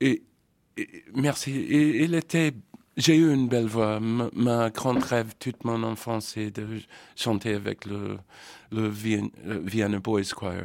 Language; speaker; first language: French; non-native, fluent; English